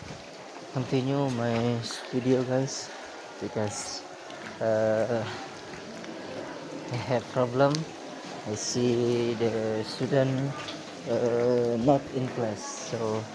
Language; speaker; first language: English; non-native, learner; Indonesian